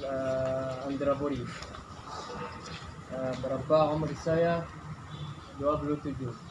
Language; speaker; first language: Indonesian; non-native, learner; Arabic